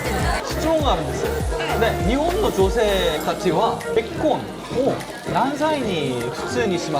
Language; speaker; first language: Japanese; non-native, learner; Korean